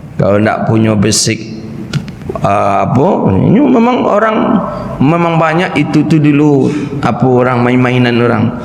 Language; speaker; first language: Malay; non-native, local second language; Minangkabau